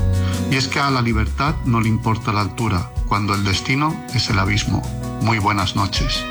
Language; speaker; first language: Spanish; native; Spanish